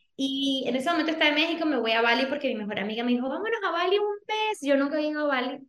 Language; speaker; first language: Spanish; early bilingual, other home language; Portuguese